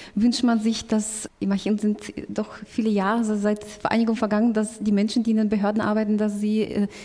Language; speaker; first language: German; non-native, fluent; Russian